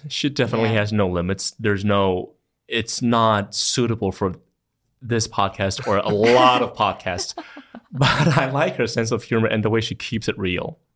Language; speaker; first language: English; non-native, fluent; Chinese